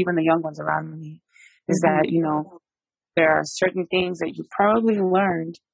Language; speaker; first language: English; early bilingual, other home language; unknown